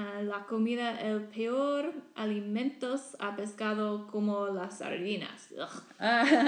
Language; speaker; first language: Spanish; non-native, learner; English